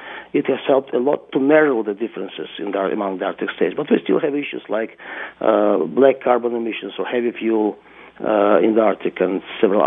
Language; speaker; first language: English; non-native, fluent; Russian